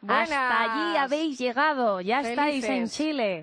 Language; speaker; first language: Spanish; native; Spanish